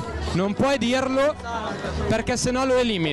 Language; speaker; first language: Italian; native; Italian